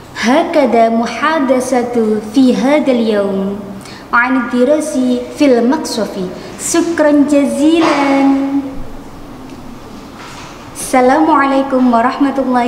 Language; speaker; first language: Arabic; non-native, learner; Indonesian